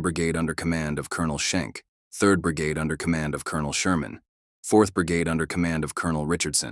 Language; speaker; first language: English; native; English